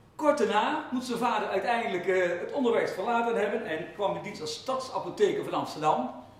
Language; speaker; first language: Dutch; native; Dutch